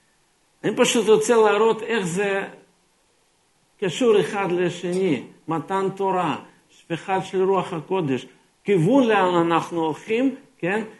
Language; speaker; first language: Hebrew; non-native, fluent; Russian